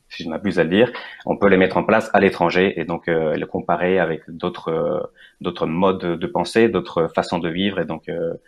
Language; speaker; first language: French; non-native, fluent; Spanish